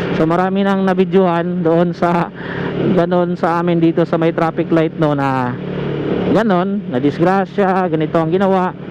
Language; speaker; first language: Filipino; non-native, local second language; Cebuano